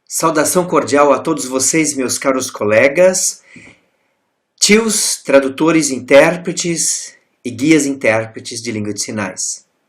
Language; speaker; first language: Portuguese; non-native, local second language; German